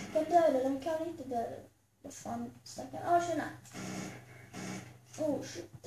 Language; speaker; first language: Swedish; early bilingual, other home language; Albanian